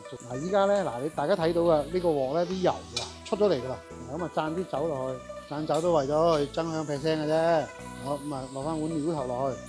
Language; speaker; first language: Cantonese; native; Cantonese